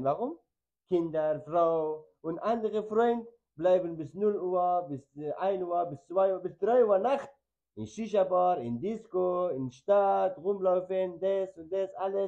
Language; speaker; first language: German; non-native, learner; Arabic